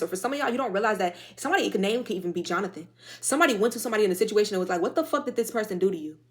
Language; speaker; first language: English; native; English